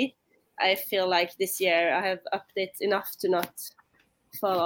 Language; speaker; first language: English; non-native, fluent; Norwegian